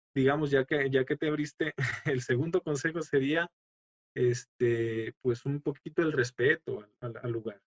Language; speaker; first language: Spanish; native; Spanish